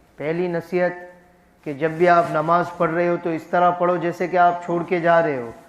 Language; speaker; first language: Urdu; non-native, fluent; Gujarati